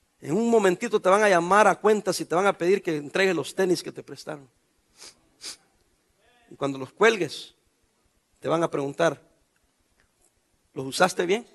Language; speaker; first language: Spanish; native; Spanish